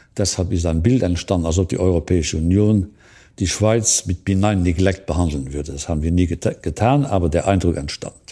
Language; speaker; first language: German; non-native, local second language; Luxembourgish